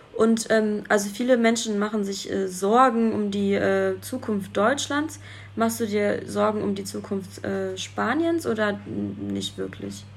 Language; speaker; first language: German; native; German